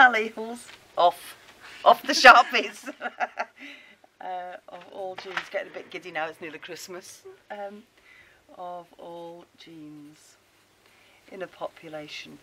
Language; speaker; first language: English; native; English